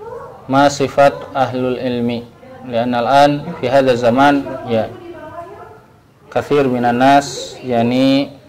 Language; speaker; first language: Arabic; non-native, learner; Indonesian